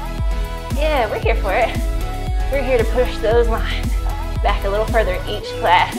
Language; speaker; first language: English; native; English